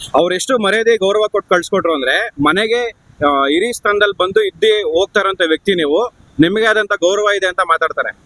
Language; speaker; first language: Kannada; native; Kannada